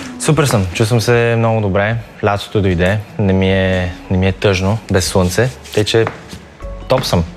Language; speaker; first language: Bulgarian; early bilingual, other home language; Chinese